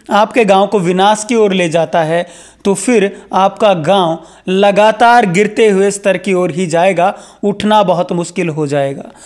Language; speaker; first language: Hindi; native; Hindi